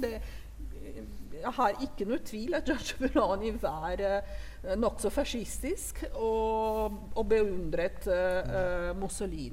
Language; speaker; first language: Norwegian; non-native, fluent; Italian